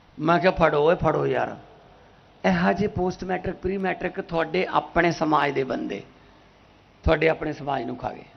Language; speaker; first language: Punjabi; native; Punjabi